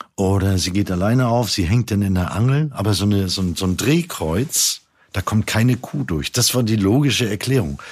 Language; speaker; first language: German; native; German